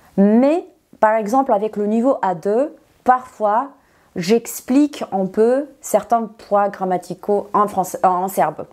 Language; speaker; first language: French; non-native, fluent; Serbian